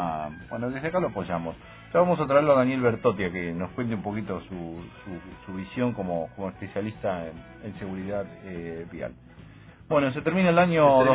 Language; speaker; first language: Spanish; native; Spanish